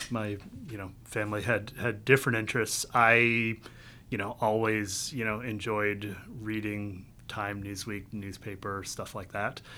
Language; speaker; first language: English; early bilingual, other home language; Vietnamese